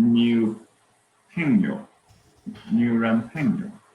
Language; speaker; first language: Chinese; non-native, learner; Swedish